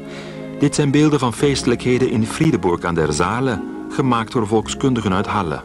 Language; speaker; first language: Dutch; native; Dutch